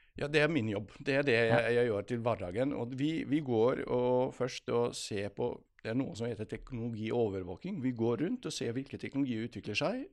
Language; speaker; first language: Norwegian; non-native, fluent; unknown